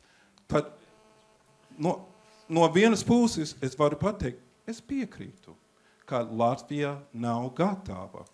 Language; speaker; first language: Latvian; non-native, fluent; English